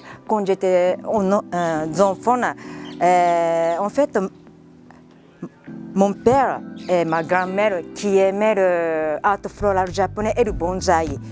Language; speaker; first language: French; non-native, learner; Japanese